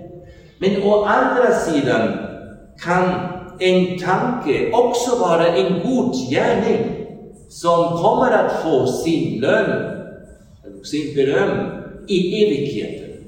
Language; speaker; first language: Swedish; non-native, fluent; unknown